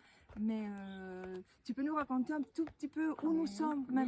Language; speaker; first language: French; non-native, fluent; Spanish